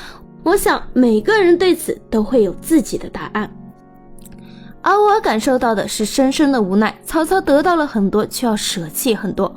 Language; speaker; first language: Chinese; native; Chinese